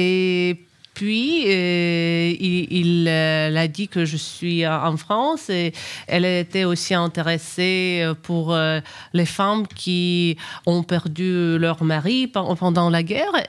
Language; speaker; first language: French; non-native, fluent; Ukrainian